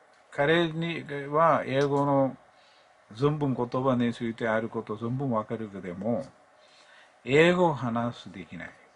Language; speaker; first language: Japanese; non-native, learner; Malayalam